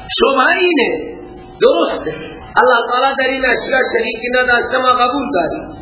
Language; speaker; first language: Persian; non-native, local second language; Baluchi